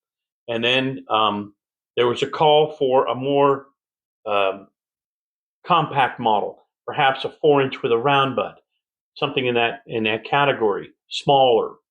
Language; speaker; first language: English; native; English